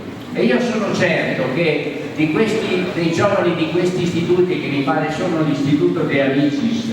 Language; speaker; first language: Italian; native; Italian